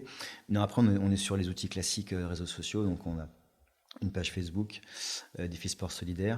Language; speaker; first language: French; native; French